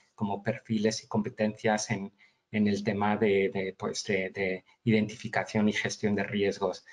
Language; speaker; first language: Spanish; early bilingual, heritage; Spanish